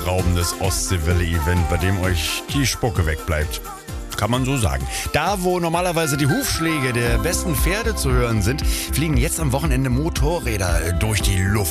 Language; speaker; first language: German; native; German